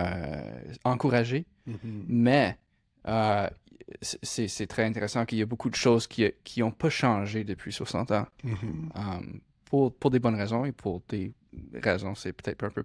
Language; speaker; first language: French; non-native, local second language; English